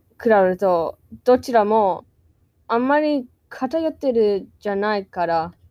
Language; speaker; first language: Japanese; non-native, learner; English